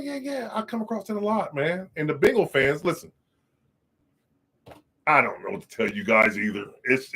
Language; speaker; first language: English; native; English